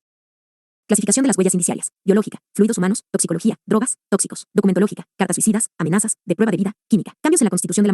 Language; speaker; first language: Spanish; native; Spanish